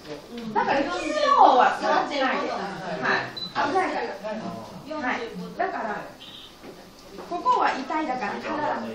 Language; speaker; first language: Japanese; non-native, learner; Vietnamese